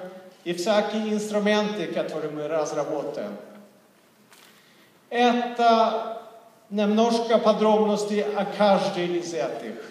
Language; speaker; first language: Russian; non-native, fluent; Swedish